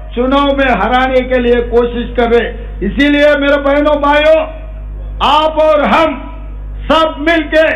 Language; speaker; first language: Hindi; non-native, local second language; Telugu